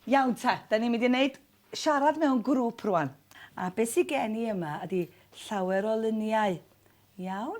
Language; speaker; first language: Welsh; native; Welsh